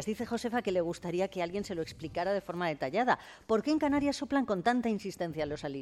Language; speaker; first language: Spanish; native; Spanish